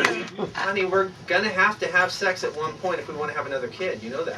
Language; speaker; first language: English; native; English